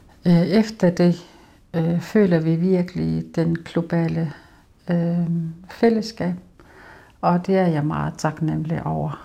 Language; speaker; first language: Danish; non-native, local second language; Kalaallisut